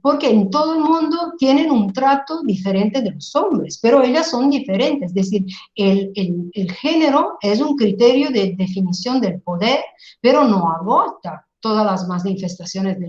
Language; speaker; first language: Spanish; non-native, fluent; Italian